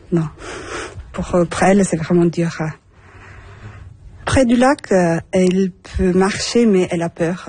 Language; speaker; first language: French; non-native, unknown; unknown